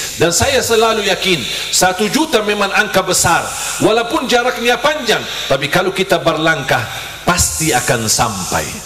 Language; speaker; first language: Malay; non-native, fluent; Arabic